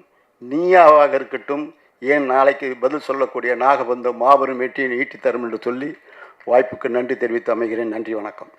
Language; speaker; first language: Tamil; native; Tamil